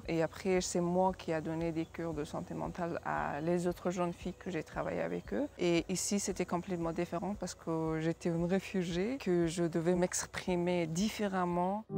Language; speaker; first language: French; non-native, learner; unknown